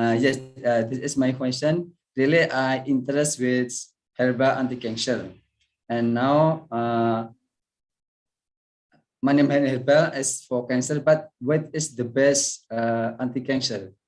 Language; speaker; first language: English; non-native, learner; Indonesian